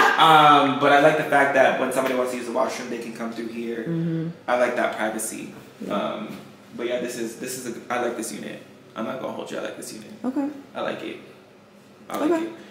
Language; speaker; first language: English; native; English